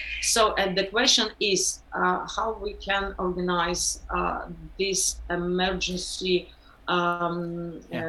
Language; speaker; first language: English; non-native, learner; Ukrainian